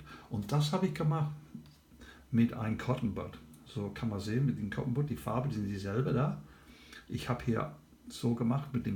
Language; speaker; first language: German; non-native, learner; English